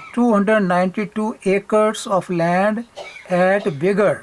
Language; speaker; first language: English; non-native, local second language; Punjabi